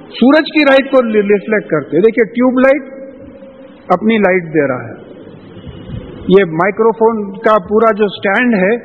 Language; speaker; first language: Urdu; native; Urdu